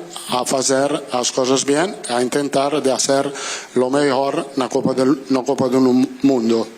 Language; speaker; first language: Spanish; non-native, fluent; Italian